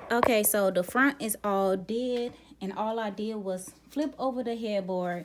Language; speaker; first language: English; native; English